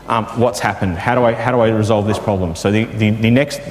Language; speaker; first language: English; native; English